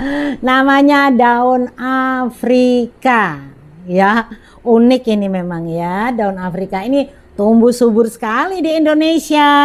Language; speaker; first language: Indonesian; native; Indonesian